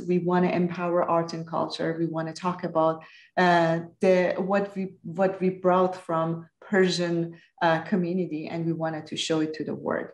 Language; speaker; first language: English; non-native, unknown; Persian